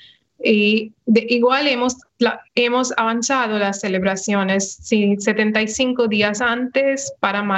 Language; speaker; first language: Spanish; non-native, fluent; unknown